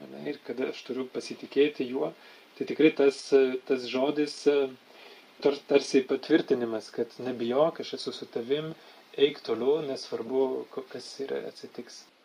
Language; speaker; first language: Lithuanian; non-native, fluent; French